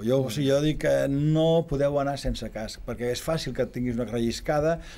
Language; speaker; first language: Catalan; native; Catalan